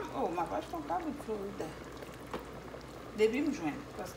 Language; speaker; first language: French; non-native, local second language; Haitian Creole